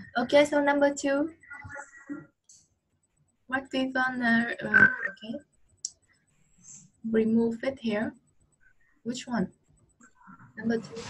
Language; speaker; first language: English; non-native, learner; Vietnamese